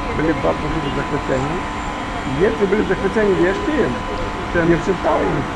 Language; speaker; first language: Polish; non-native, learner; Ukrainian